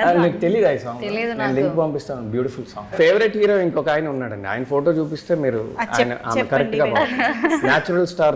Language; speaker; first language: Telugu; native; Telugu